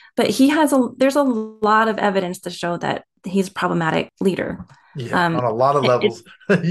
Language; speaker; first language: English; native; English